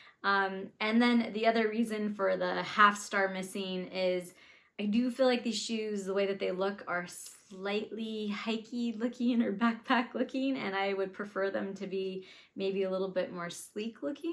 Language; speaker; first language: English; native; English